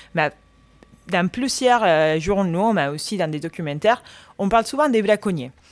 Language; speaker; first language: French; non-native, fluent; Spanish